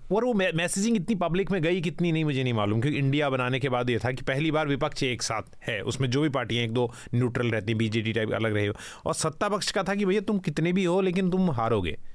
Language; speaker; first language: Hindi; native; Hindi